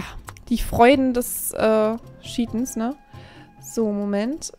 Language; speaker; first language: German; native; German